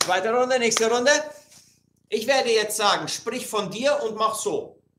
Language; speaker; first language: German; non-native, fluent; Italian